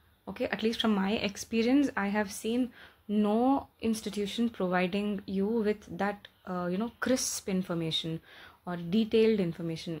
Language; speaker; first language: English; non-native, local second language; Telugu